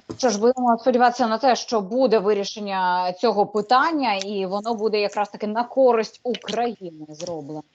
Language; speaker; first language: Ukrainian; native; Ukrainian